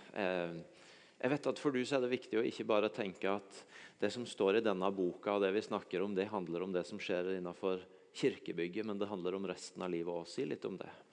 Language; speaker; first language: Norwegian; native; Norwegian